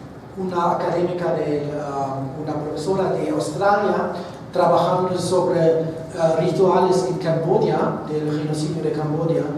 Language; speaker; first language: Spanish; non-native, fluent; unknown